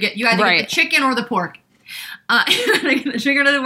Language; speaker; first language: English; native; English